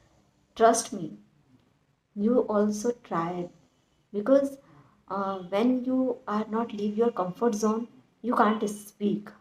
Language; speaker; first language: English; non-native, learner; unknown